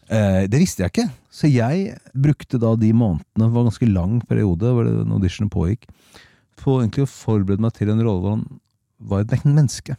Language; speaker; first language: Norwegian; native; Norwegian